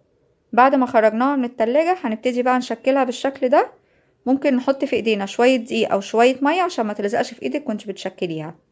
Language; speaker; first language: Arabic; native; Arabic